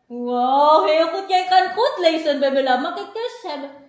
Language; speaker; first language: Dutch; non-native, learner; Filipino